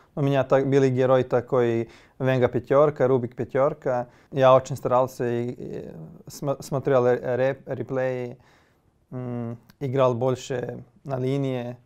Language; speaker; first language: Russian; non-native, learner; Serbian